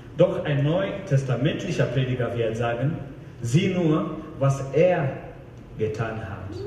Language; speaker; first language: German; non-native, fluent; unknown